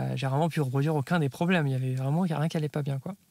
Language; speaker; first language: French; native; French